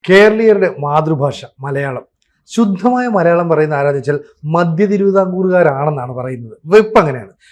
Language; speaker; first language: Malayalam; native; Malayalam